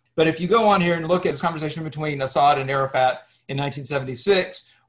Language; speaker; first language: English; native; English